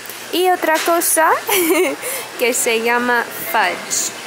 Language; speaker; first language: Spanish; non-native, fluent; English